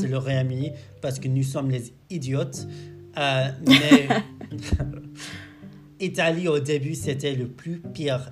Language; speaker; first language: French; non-native, learner; English